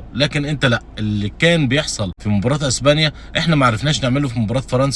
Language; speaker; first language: Arabic; native; Arabic